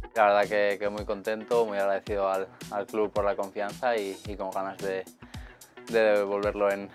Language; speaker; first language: Spanish; native; Spanish